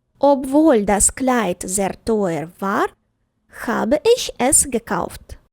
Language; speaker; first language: German; non-native, fluent; Ukrainian